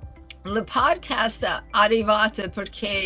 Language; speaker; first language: Italian; non-native, learner; English